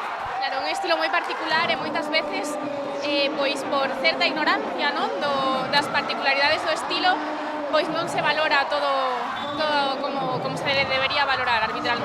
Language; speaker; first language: Galician; native; Galician